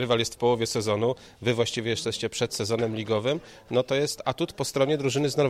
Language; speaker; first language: Polish; native; Polish